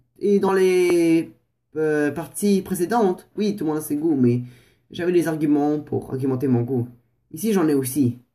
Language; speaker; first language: French; non-native, fluent; Russian